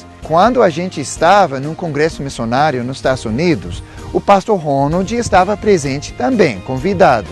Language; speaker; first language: Portuguese; non-native, fluent; English